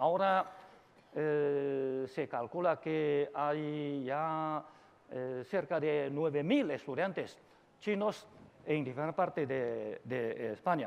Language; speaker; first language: Spanish; non-native, fluent; Chinese